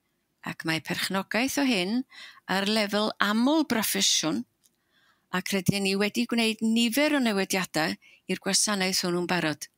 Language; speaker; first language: Welsh; native; Welsh